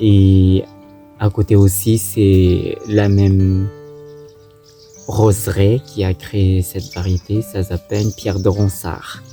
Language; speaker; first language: French; non-native, fluent; Thai